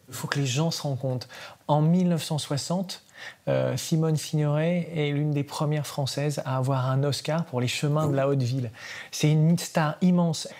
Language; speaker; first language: French; native; French